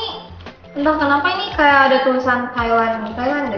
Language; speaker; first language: Indonesian; early bilingual, other home language; Japanese